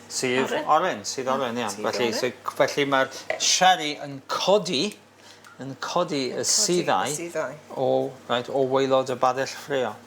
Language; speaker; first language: Welsh; native; Welsh